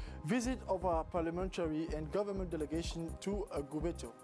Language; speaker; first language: English; non-native, fluent; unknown